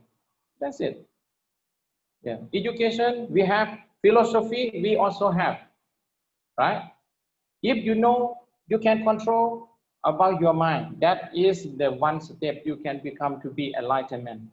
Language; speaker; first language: English; non-native, learner; Lao